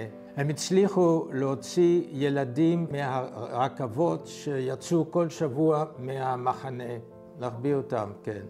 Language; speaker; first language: Hebrew; non-native, fluent; Dutch